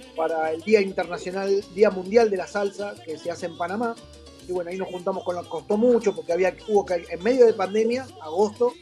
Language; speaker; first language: Spanish; native; Spanish